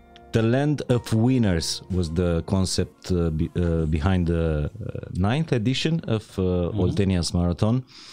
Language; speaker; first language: English; non-native, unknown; Romanian